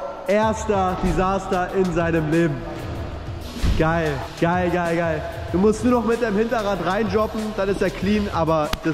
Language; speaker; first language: German; native; German